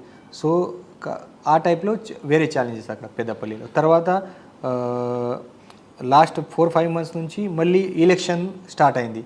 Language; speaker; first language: Telugu; non-native, learner; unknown